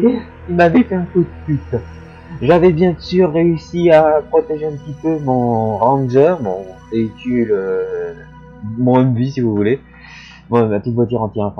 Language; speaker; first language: French; native; French